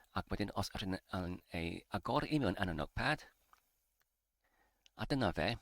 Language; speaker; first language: Welsh; non-native, learner; English